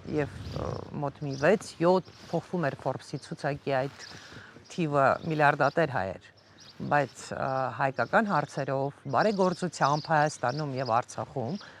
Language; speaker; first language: Armenian; native; Armenian